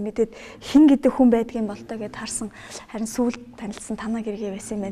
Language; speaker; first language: Mongolian; native; Mongolian